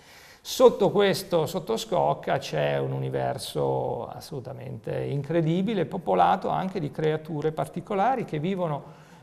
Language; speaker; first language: Italian; native; Italian